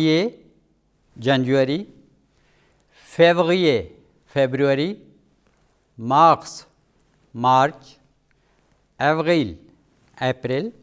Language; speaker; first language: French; non-native, fluent; Urdu